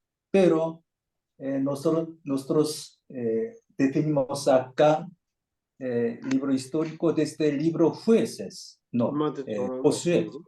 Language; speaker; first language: Spanish; non-native, fluent; Korean